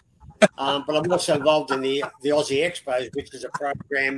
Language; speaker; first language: English; native; English